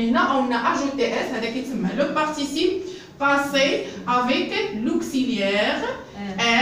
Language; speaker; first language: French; non-native, local second language; Arabic